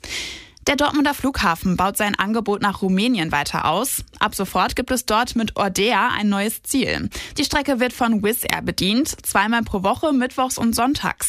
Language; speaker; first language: German; native; German